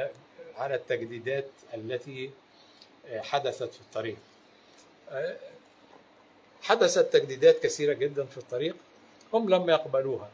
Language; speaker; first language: Arabic; native; Arabic